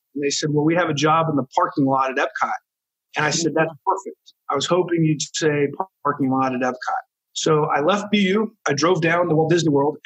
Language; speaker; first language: English; native; English